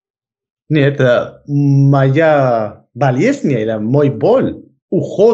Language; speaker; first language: Russian; non-native, learner; Spanish